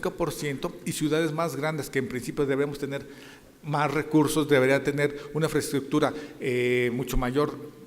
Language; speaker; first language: Spanish; native; Spanish